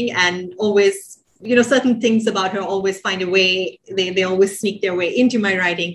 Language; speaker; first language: English; non-native, local second language; Sinhala